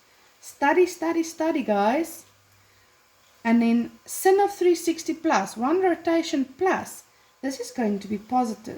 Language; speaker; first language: English; non-native, local second language; Afrikaans